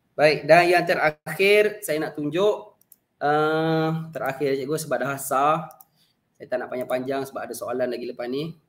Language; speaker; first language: Malay; native; Malay